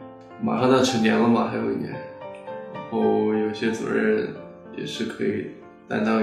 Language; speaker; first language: Chinese; native; Chinese